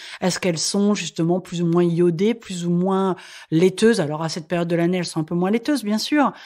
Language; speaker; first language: French; native; French